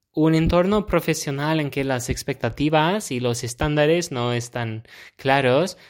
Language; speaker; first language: Spanish; non-native, fluent; English